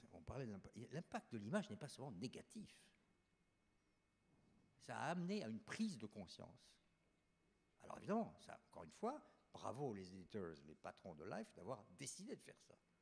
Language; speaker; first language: French; native; French